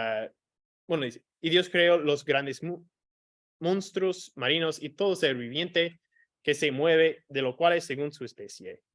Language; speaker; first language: Spanish; non-native, fluent; English